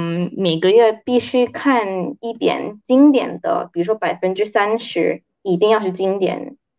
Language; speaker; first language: Chinese; early bilingual, heritage; Chinese